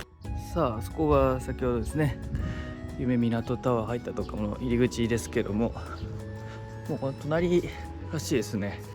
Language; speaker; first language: Japanese; native; Japanese